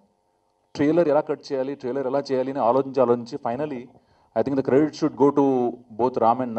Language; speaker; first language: Telugu; non-native, fluent; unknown